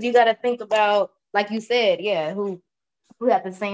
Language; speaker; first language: English; native; English